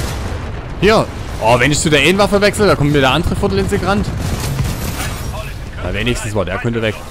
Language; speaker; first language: German; native; German